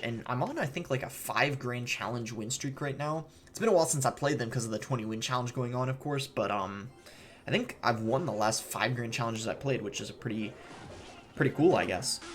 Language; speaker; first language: English; native; English